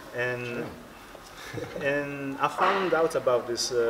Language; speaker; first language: English; non-native, fluent; Italian